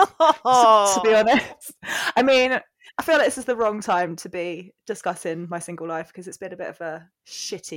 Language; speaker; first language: English; native; English